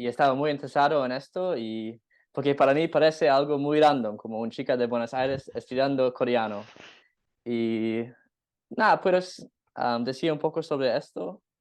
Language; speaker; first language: Spanish; non-native, learner; English